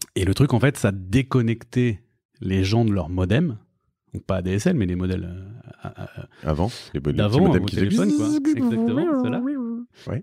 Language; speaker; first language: French; native; French